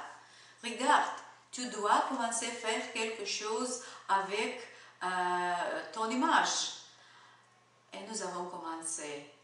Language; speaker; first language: French; non-native, learner; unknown